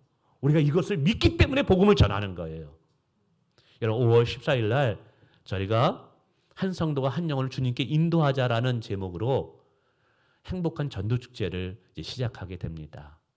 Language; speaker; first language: Korean; native; Korean